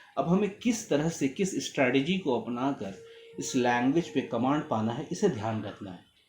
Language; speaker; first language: Hindi; native; Hindi